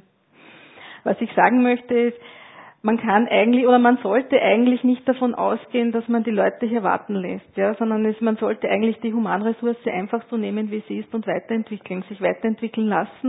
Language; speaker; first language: German; native; German